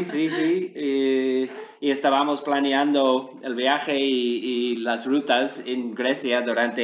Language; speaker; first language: Spanish; non-native, learner; English